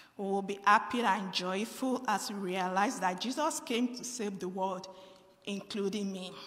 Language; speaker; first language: English; non-native, local second language; Yoruba